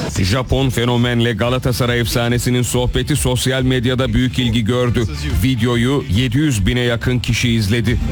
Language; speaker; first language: Turkish; native; Turkish